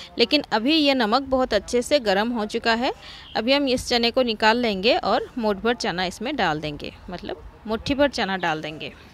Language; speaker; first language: Hindi; non-native, local second language; Marathi